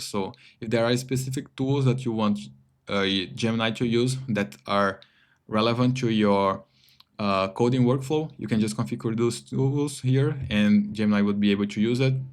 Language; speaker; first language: English; non-native, fluent; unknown